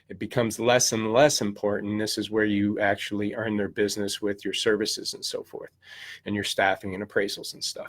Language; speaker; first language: English; native; English